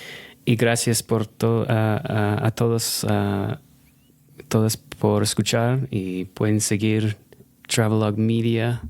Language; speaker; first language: Spanish; non-native, fluent; English